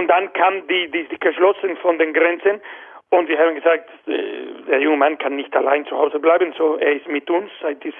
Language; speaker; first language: German; non-native, learner; Spanish